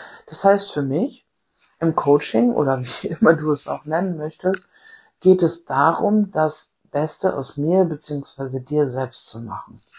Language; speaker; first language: German; native; German